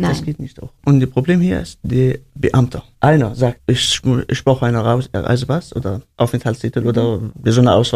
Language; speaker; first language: German; non-native, learner; Arabic